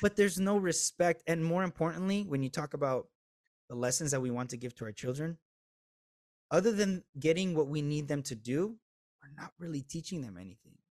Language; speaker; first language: English; early bilingual, other home language; Spanish